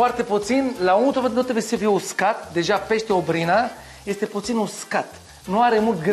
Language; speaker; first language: Romanian; non-native, learner; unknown